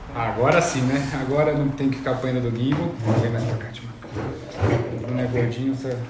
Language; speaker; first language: Portuguese; native; Portuguese